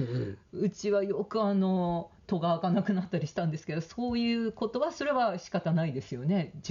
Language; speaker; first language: Japanese; native; Japanese